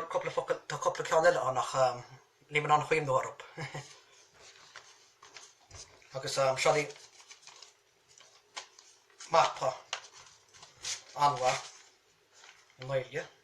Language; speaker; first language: Irish; native; Irish